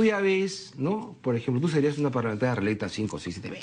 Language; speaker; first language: Spanish; native; Spanish